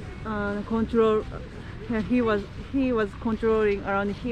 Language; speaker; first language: English; non-native, learner; Japanese